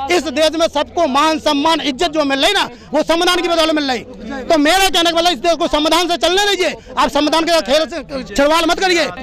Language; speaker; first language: Hindi; native; Hindi